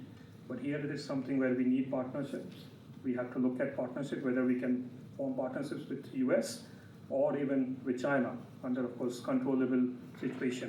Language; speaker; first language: English; non-native, local second language; Bangla